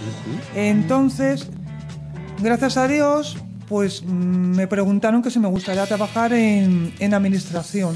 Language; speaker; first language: Spanish; native; Spanish